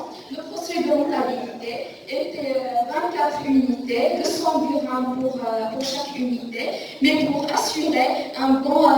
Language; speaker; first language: French; non-native, local second language; Arabic